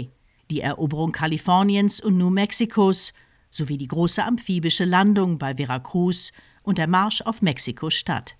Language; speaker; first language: German; native; German